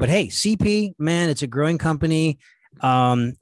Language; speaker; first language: English; native; English